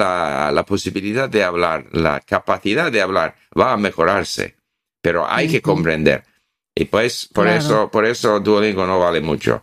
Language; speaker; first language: Spanish; non-native, fluent; English